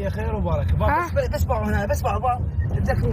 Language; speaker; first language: Arabic; native; Arabic